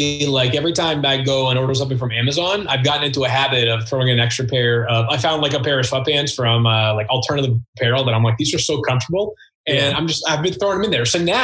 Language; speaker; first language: English; native; English